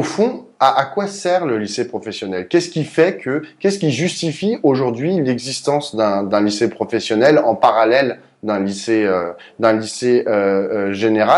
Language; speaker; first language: French; native; French